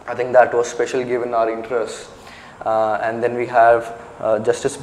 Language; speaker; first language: English; non-native, local second language; Hindi